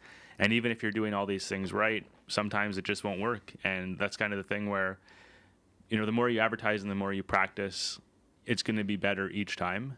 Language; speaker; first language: English; native; English